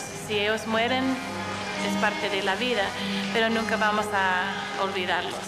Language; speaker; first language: Spanish; non-native, fluent; English